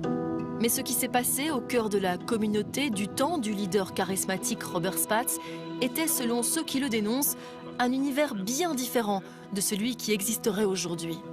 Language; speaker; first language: French; native; French